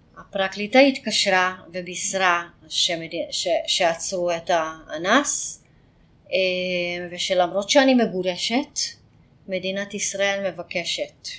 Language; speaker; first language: Hebrew; non-native, fluent; Hungarian